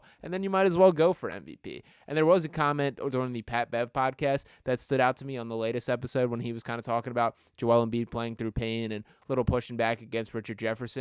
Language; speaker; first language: English; native; English